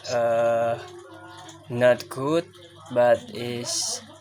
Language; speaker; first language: English; non-native, learner; Indonesian